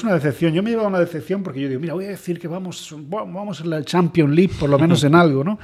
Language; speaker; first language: Spanish; native; Spanish